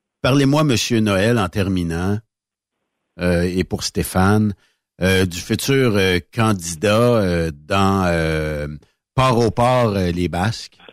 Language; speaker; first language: French; native; French